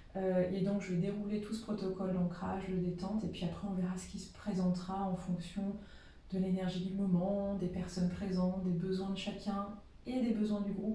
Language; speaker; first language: French; native; French